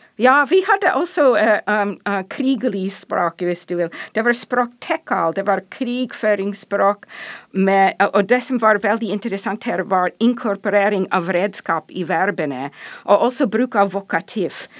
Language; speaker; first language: Norwegian; non-native, fluent; English